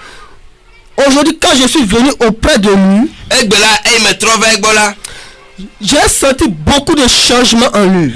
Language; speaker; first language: French; early bilingual, other home language; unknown